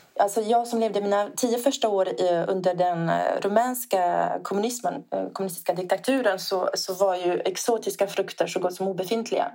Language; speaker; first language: Swedish; non-native, fluent; Italian